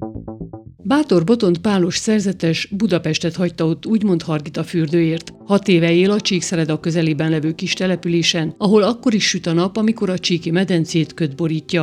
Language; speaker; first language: Hungarian; native; Hungarian